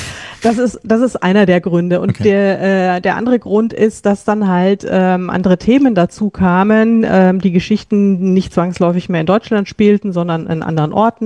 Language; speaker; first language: German; native; German